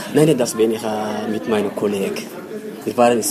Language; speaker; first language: German; non-native, learner; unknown